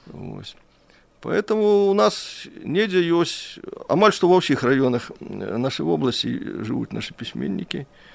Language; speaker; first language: Belarusian; native; Belarusian